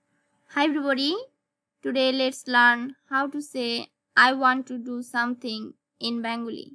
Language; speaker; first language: English; non-native, local second language; Bangla